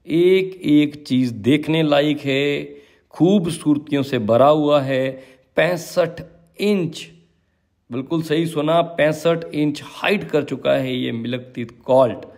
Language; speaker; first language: Hindi; native; Hindi